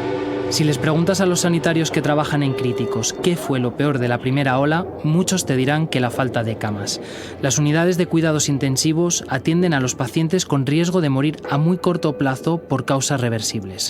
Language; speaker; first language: Spanish; native; Spanish